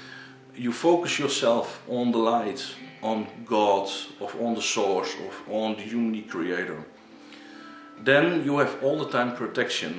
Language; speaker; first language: English; non-native, learner; Dutch